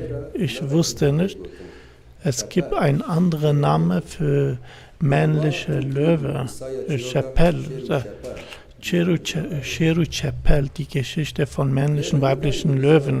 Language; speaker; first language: German; non-native, fluent; Kurdish